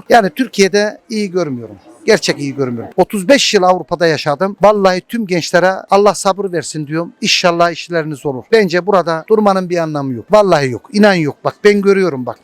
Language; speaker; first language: Turkish; early bilingual, heritage; Turkish